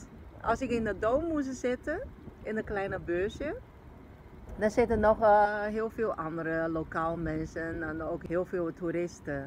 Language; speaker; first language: Dutch; non-native, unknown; Chinese